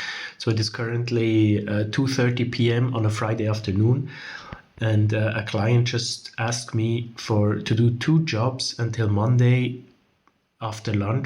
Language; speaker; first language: English; non-native, fluent; German